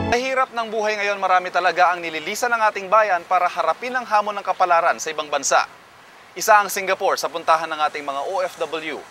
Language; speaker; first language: Filipino; native; Filipino